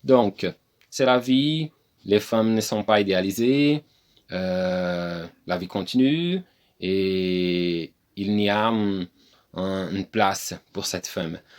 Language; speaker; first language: French; non-native, learner; Portuguese